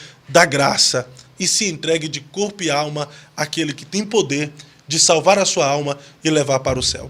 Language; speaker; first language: Portuguese; native; Portuguese